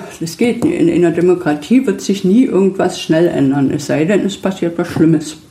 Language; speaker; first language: German; native; German